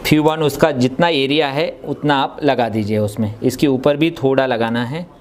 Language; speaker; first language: Hindi; non-native, local second language; Marathi